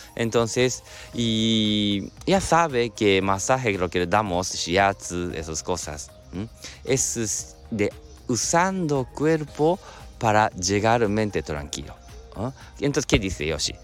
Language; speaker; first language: Spanish; non-native, learner; Japanese